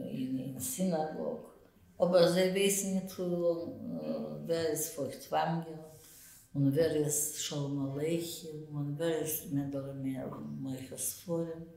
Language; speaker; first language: German; non-native, learner; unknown